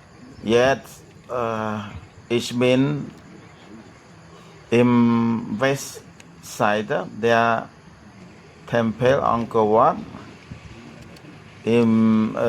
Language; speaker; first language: German; non-native, fluent; Khmer